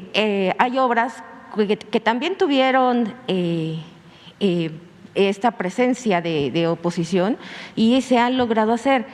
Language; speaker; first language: Spanish; native; Spanish